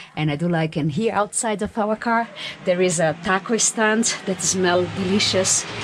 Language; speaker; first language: English; non-native, fluent; Portuguese